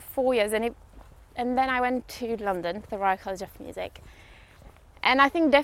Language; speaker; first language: English; non-native, fluent; French